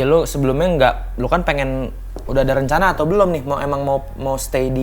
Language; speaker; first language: Indonesian; native; Indonesian